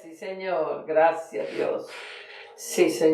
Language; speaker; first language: Spanish; native; Spanish